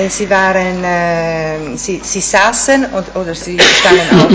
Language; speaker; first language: German; non-native, fluent; Italian